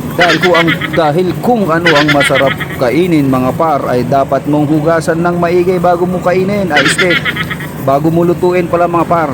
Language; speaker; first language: Filipino; non-native, local second language; Iloko